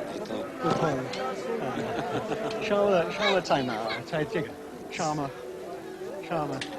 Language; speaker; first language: Chinese; non-native, learner; English